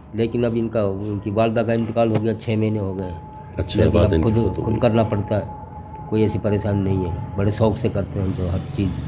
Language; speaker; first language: Urdu; native; Urdu